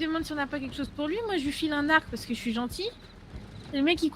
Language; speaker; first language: French; native; French